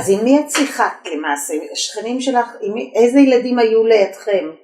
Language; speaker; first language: Hebrew; native; Hebrew